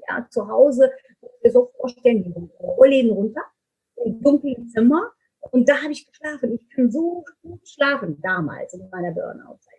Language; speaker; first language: German; non-native, fluent; Turkish